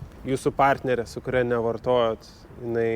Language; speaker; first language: Lithuanian; native; Lithuanian